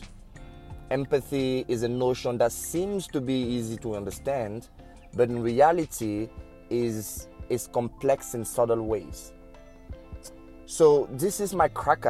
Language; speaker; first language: English; non-native, local second language; French